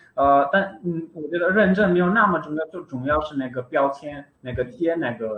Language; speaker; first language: Chinese; non-native, fluent; Romanian